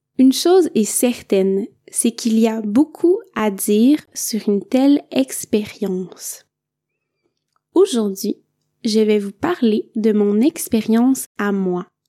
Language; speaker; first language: French; native; French